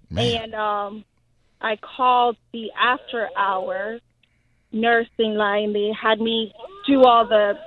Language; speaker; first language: English; early bilingual, other home language; Haitian Creole